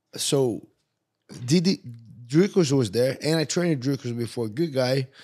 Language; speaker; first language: English; non-native, fluent; Portuguese